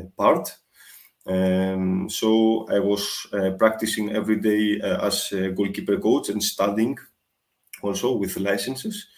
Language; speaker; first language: English; non-native, fluent; Greek